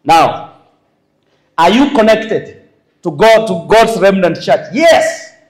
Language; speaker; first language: English; non-native, local second language; Swahili